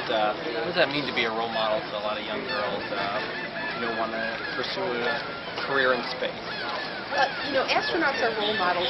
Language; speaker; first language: English; native; English